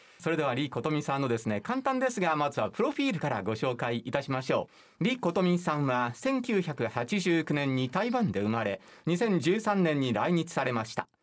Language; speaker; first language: Japanese; native; Japanese